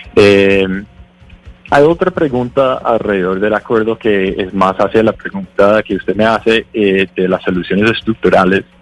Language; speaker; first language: Spanish; non-native, fluent; English